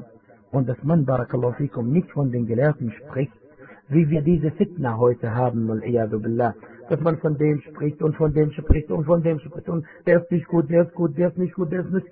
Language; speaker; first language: German; non-native, fluent; Arabic